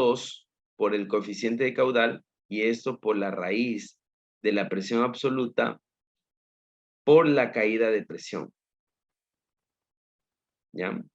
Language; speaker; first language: Spanish; native; Spanish